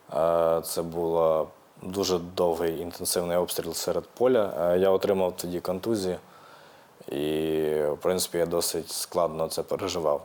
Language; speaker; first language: Ukrainian; native; Ukrainian